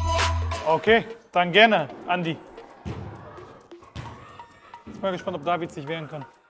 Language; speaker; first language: German; native; German